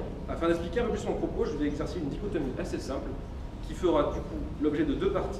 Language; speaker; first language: French; native; French